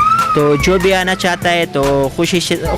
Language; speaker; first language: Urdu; non-native, local second language; Pashto